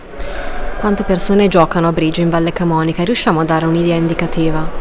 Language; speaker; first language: Italian; native; Italian